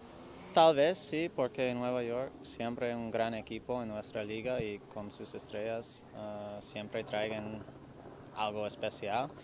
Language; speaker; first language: Spanish; non-native, fluent; English